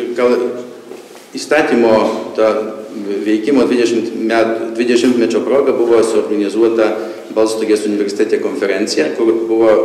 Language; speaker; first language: Lithuanian; native; Lithuanian